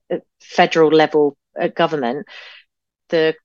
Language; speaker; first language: English; native; English